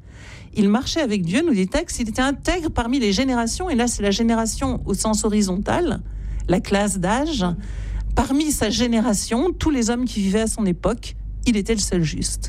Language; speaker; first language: French; native; French